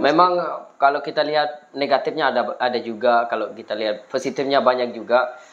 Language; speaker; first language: Indonesian; non-native, local second language; Sasak